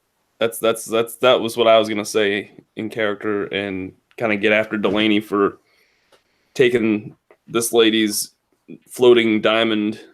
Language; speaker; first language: English; native; English